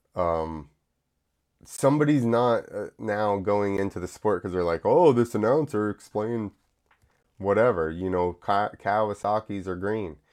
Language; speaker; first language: English; early bilingual, other home language; Italian